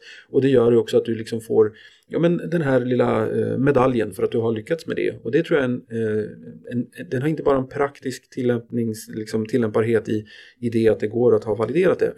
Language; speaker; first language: Swedish; native; Swedish